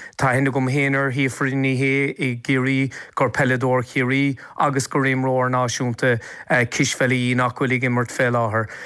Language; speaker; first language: Irish; non-native, local second language; English